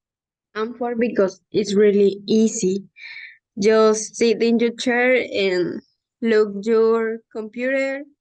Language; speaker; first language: English; non-native, learner; Spanish